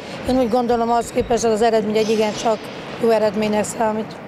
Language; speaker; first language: Hungarian; native; Hungarian